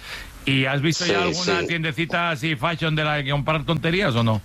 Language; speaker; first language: Spanish; native; Spanish